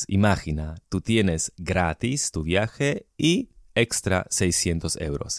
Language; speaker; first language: Spanish; non-native, fluent; Slovak